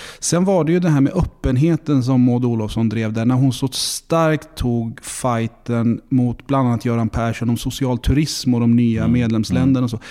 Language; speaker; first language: Swedish; early bilingual, other home language; Turkish